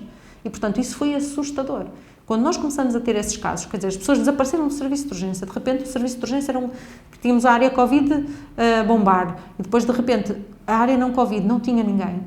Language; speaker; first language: Portuguese; native; Portuguese